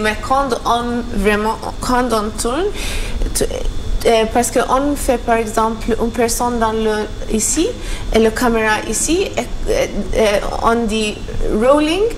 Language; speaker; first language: French; non-native, learner; Maltese